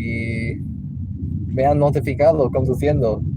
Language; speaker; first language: Spanish; non-native, learner; English